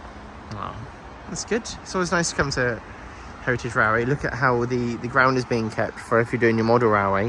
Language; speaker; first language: English; native; English